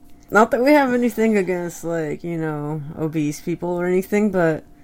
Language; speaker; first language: English; native; English